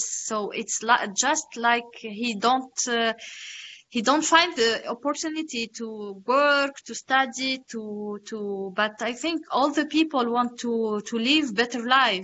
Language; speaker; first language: English; non-native, learner; Arabic